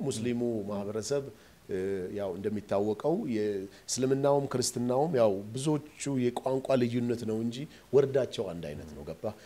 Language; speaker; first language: Amharic; non-native, local second language; Oromo